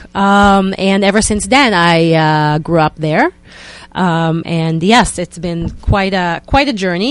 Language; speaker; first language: English; non-native, fluent; Hebrew